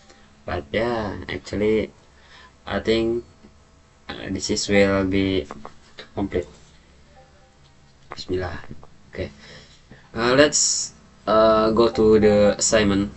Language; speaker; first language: English; non-native, learner; Indonesian